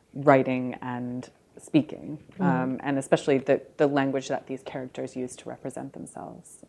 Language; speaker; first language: English; early bilingual, other home language; Russian